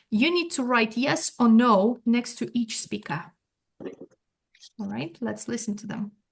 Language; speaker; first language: English; non-native, fluent; Russian